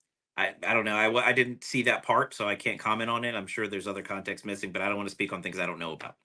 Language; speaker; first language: English; native; English